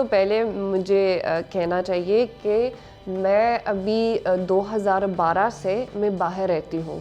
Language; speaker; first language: Hindi; non-native, learner; English